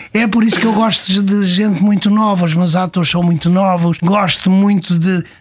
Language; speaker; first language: Portuguese; native; Portuguese